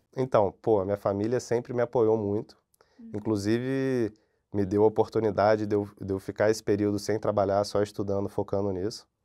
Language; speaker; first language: Portuguese; native; Portuguese